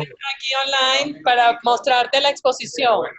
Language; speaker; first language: Spanish; native; Spanish